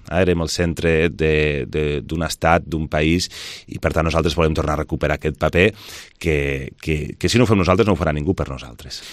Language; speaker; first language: Catalan; native; Catalan